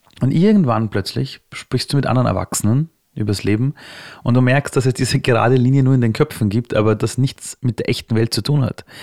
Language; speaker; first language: German; early bilingual, other home language; Persian